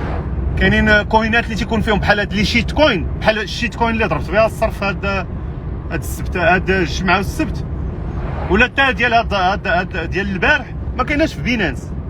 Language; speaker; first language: Arabic; native; Arabic